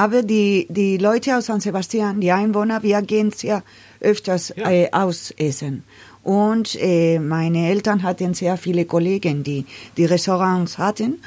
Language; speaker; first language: German; non-native, learner; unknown